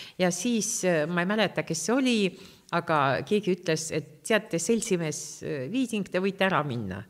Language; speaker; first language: Estonian; non-native, local second language; Russian